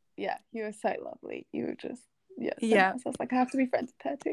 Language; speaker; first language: English; native; English